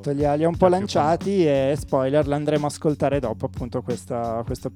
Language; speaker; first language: Italian; native; Italian